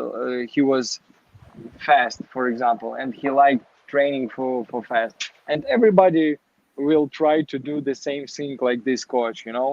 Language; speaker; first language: English; non-native, learner; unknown